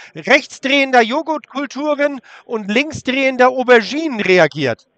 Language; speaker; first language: German; native; German